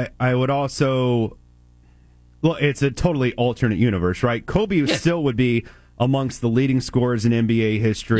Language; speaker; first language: English; native; English